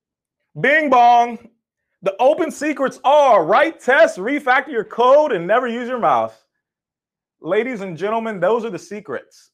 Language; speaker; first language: English; native; English